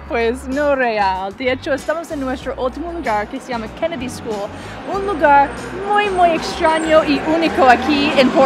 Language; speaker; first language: Spanish; non-native, fluent; English